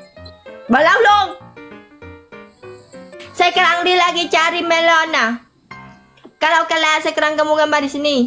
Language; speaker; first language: Indonesian; non-native, learner; Vietnamese